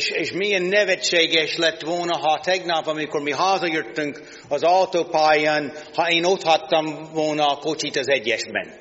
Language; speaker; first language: Hungarian; non-native, learner; English